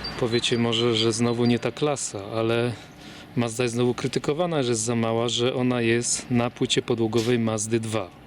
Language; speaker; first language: Polish; native; Polish